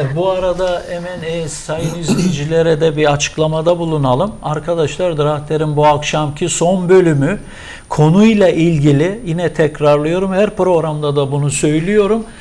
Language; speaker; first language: Turkish; native; Turkish